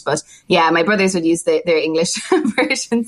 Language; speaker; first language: English; native; English